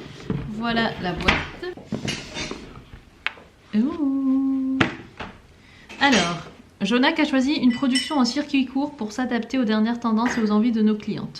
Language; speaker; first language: French; native; French